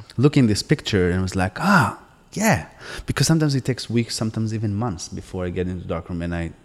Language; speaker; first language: English; non-native, fluent; Hebrew